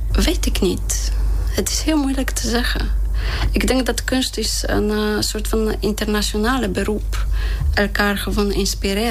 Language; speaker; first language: Dutch; non-native, fluent; Polish